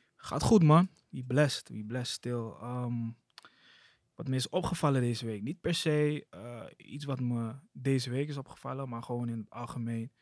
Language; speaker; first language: Dutch; early bilingual, other home language; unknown